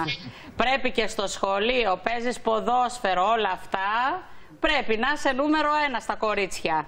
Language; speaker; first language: Greek; native; Greek